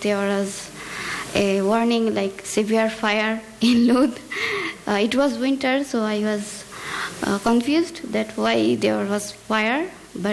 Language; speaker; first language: English; non-native, local second language; Bangla